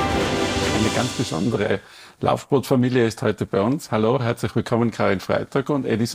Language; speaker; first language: German; native; German